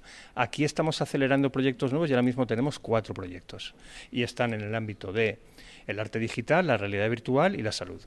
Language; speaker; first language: Spanish; native; Spanish